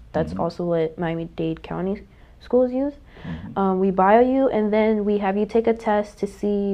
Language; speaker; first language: English; native; English